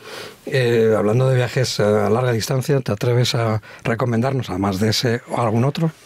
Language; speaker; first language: Spanish; native; Spanish